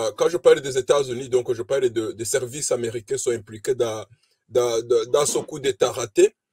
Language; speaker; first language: French; non-native, local second language; Kinyarwanda